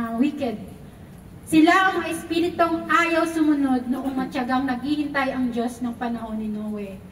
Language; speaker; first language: Filipino; non-native, local second language; Cebuano